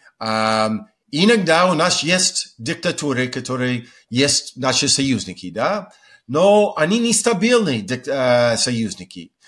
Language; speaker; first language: Russian; non-native, fluent; English